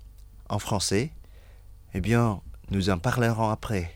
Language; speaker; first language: French; non-native, fluent; Indonesian